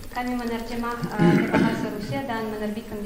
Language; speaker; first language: Indonesian; non-native, fluent; Russian